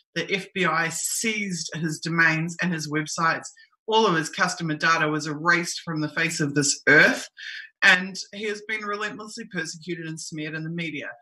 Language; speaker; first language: English; native; English